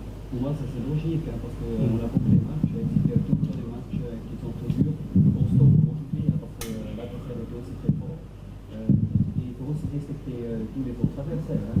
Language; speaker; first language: French; non-native, fluent; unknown